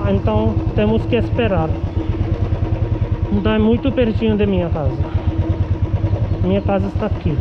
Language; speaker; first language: Portuguese; non-native, learner; Hindi